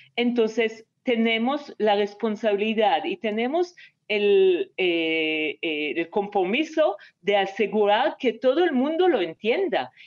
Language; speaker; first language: Spanish; non-native, fluent; Hebrew